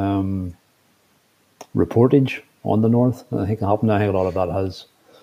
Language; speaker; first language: English; native; English